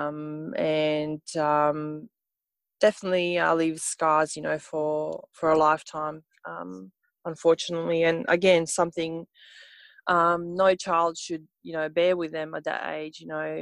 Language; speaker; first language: English; non-native, fluent; Serbian